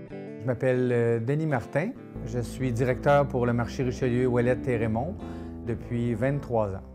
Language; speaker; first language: French; native; French